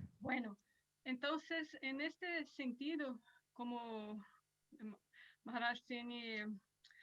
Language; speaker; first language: Spanish; non-native, fluent; Portuguese